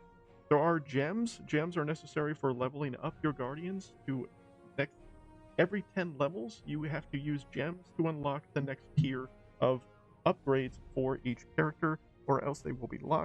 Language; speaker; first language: English; native; English